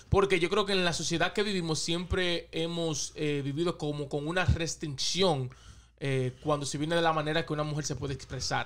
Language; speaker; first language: Spanish; early bilingual, heritage; Spanish